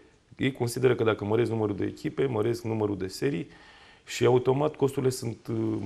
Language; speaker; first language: Romanian; native; Romanian